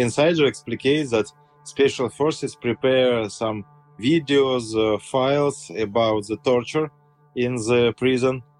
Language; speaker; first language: English; non-native, learner; Russian